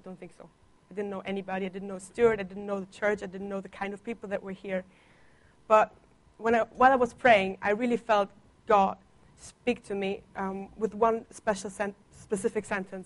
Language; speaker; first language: English; non-native, fluent; Italian